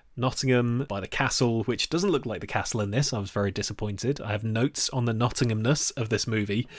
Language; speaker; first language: English; native; English